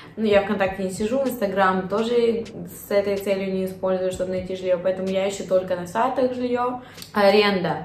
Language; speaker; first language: Russian; native; Russian